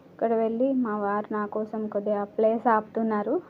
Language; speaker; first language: Telugu; non-native, local second language; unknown